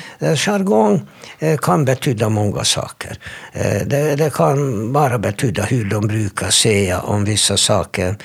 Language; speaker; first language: Swedish; non-native, fluent; Hebrew